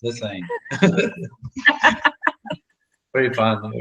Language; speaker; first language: English; non-native, learner; Italian